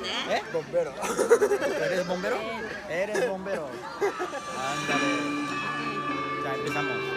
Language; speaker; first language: Spanish; non-native, learner; Japanese